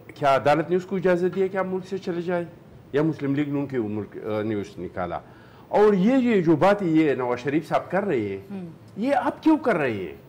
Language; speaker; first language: Urdu; non-native, local second language; Pashto